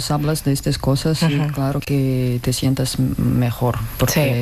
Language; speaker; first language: Spanish; non-native, learner; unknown